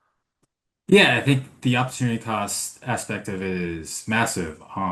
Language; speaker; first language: English; native; English